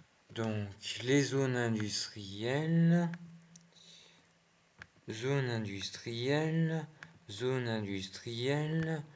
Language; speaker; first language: French; native; French